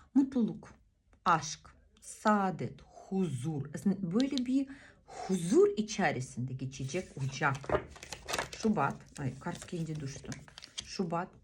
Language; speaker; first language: Turkish; non-native, fluent; Russian